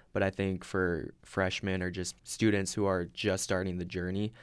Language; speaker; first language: English; native; English